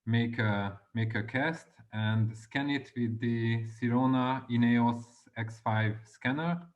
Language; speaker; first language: English; non-native, fluent; Hungarian